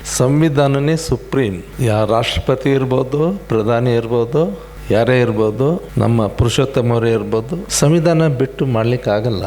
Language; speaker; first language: Kannada; native; Kannada